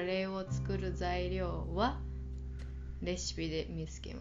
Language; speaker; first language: Japanese; non-native, fluent; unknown